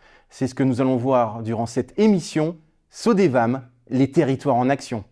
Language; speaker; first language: French; native; French